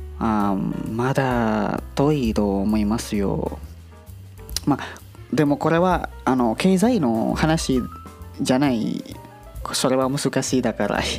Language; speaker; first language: Japanese; non-native, learner; Indonesian